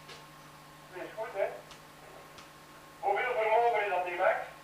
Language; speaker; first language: Dutch; native; Dutch